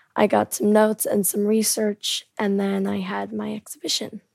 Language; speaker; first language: English; early bilingual, heritage; Korean